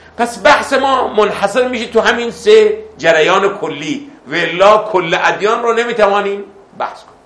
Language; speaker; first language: Persian; non-native, fluent; Arabic